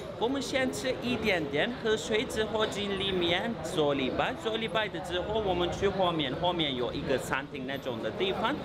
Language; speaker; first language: Chinese; non-native, fluent; Turkish